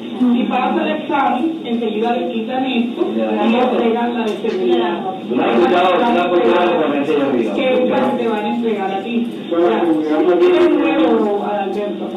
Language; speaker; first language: Spanish; native; Spanish